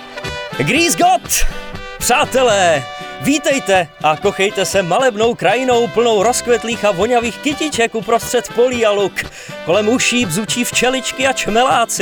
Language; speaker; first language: Czech; native; Czech